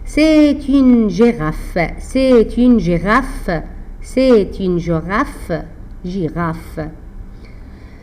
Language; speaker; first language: French; non-native, fluent; Arabic